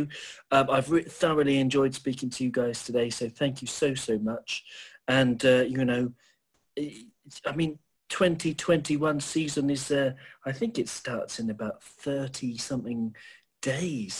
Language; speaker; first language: English; native; English